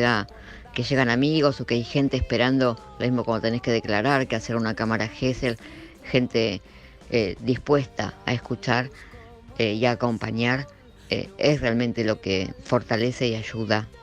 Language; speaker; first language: Spanish; native; Spanish